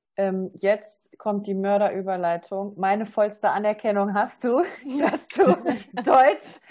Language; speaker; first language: German; native; German